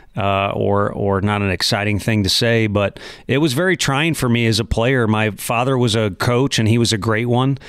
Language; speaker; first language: English; native; English